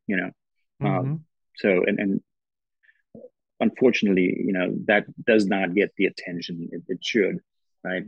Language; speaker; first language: English; non-native, local second language; Gujarati